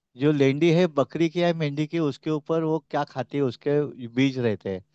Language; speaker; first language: Hindi; non-native, local second language; Marathi